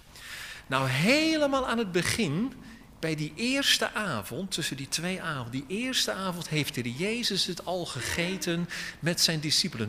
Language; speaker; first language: Dutch; native; Dutch